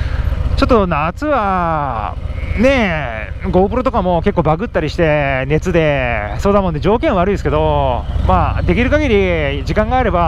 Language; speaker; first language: Japanese; native; Japanese